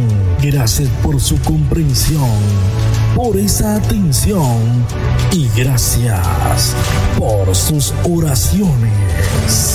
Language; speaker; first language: Spanish; native; Spanish